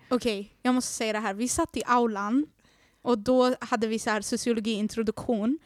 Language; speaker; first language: Swedish; early bilingual, other home language; Arabic